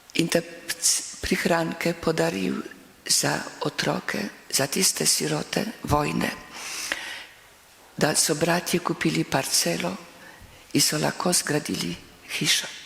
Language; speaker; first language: Slovenian; non-native, fluent; Polish